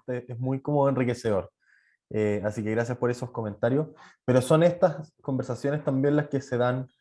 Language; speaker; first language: Spanish; native; Spanish